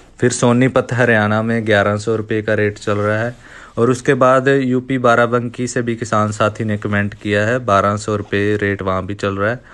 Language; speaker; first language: Hindi; non-native, local second language; Punjabi